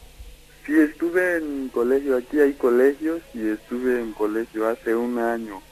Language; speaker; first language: Spanish; non-native, fluent; Kikuyu